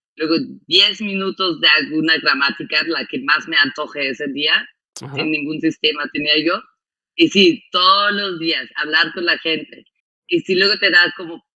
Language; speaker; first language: Spanish; non-native, fluent; German